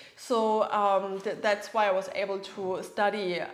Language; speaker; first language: English; non-native, fluent; German